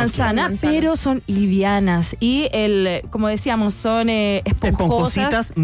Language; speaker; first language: Spanish; native; Spanish